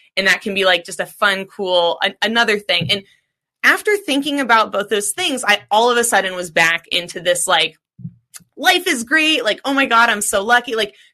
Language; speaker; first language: English; native; English